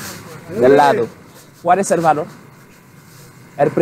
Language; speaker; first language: Spanish; non-native, learner; Haitian Creole